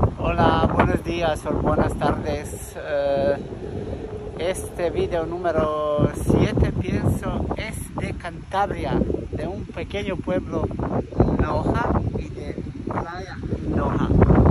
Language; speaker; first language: Spanish; non-native, learner; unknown